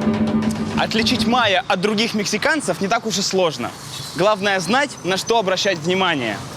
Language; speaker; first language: Russian; native; Russian